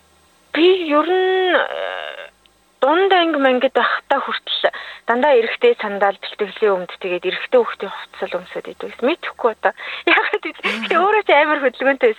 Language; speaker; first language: Mongolian; native; Mongolian